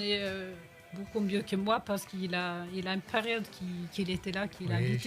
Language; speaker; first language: French; non-native, fluent; Norwegian